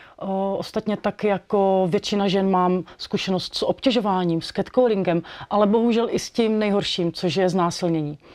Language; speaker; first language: Czech; native; Czech